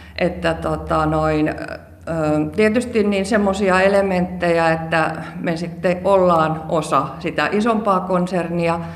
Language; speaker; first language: Finnish; native; Finnish